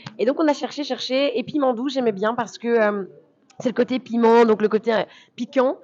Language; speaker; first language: French; early bilingual, other home language; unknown